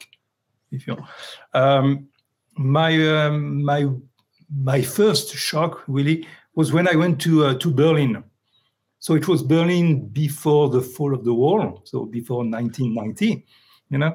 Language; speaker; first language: English; non-native, fluent; French